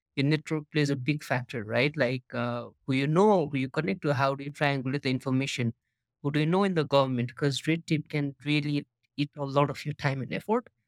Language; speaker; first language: English; non-native, local second language; Nepali